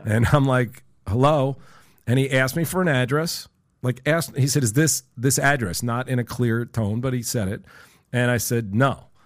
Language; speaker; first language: English; native; English